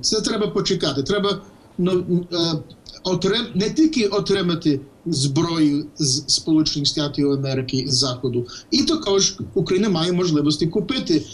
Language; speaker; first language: Ukrainian; early bilingual, heritage; Ukrainian